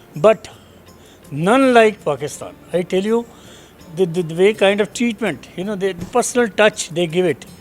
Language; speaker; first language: English; non-native, local second language; Punjabi